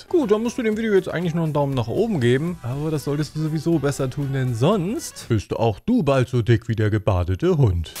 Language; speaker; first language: German; native; German